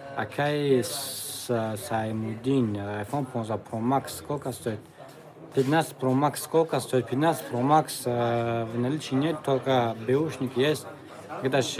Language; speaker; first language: Russian; non-native, fluent; Tajik